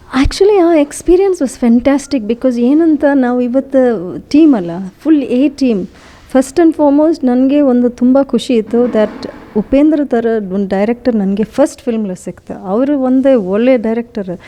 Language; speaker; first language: Kannada; non-native, fluent; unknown